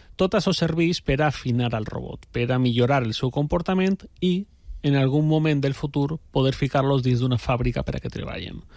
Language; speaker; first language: Catalan; native; Catalan